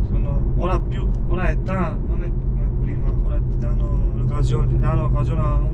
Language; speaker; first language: Italian; non-native, fluent; Albanian